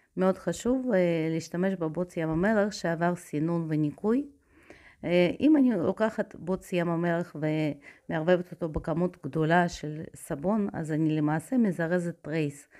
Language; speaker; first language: Hebrew; non-native, fluent; Russian